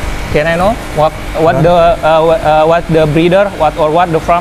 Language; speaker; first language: English; non-native, learner; Indonesian